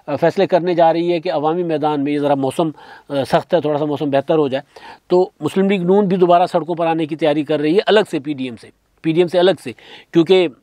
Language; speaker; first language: Urdu; non-native, local second language; Sindhi